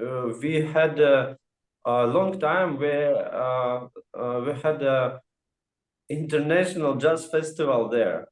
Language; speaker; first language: English; non-native, fluent; Russian